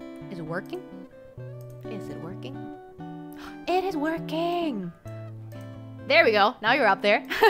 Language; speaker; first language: English; non-native, fluent; Thai